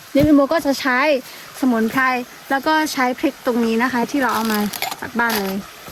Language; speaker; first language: Thai; non-native, local second language; Karen languages